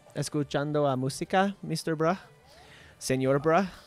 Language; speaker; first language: Spanish; non-native, learner; English